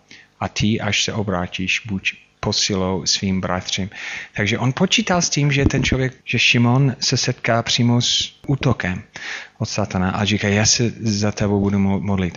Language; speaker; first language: Czech; non-native, fluent; English